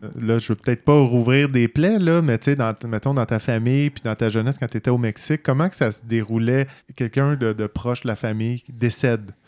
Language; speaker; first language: French; native; French